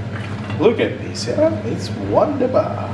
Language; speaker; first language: English; non-native, learner; Ukrainian